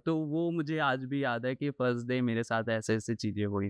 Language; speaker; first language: Hindi; native; Hindi